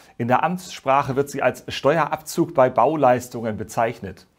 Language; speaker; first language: German; native; German